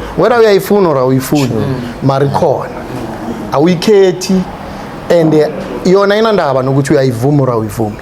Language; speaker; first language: Zulu; native; Zulu